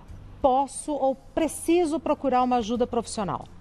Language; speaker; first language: Portuguese; native; Portuguese